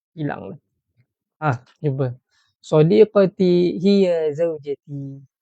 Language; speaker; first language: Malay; native; Malay